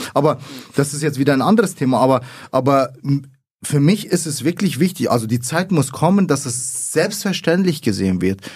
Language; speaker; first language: German; early bilingual, other home language; Arabic